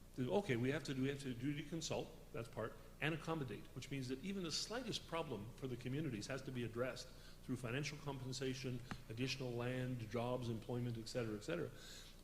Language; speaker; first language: English; native; English